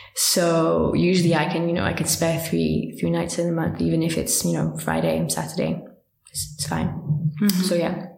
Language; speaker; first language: English; early bilingual, heritage; French